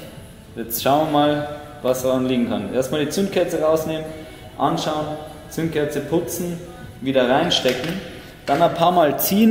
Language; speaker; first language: German; native; German